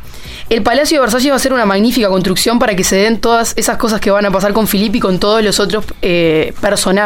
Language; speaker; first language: Spanish; native; Spanish